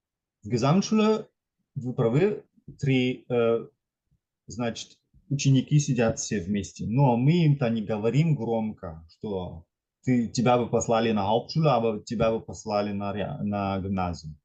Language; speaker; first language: Russian; non-native, fluent; German